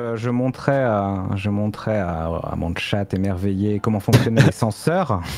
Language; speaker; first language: French; native; French